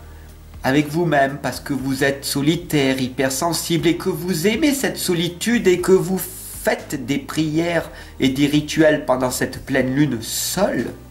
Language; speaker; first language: French; native; French